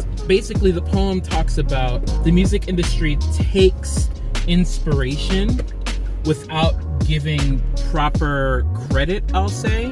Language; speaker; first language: English; native; English